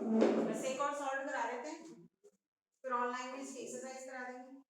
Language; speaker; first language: Hindi; native; Hindi